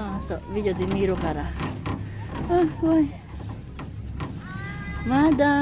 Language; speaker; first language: Japanese; non-native, learner; Filipino